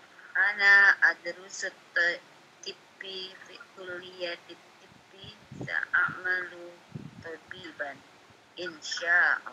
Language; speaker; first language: Arabic; non-native, learner; Indonesian